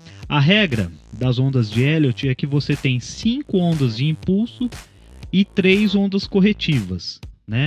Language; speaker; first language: Portuguese; native; Portuguese